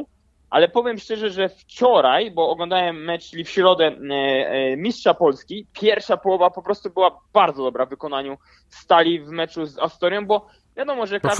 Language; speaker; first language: Polish; native; Polish